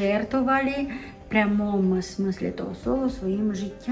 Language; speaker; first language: Ukrainian; non-native, local second language; Romanian